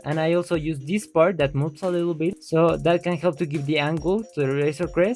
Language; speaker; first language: English; non-native, local second language; Spanish